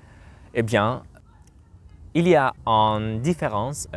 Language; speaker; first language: French; non-native, learner; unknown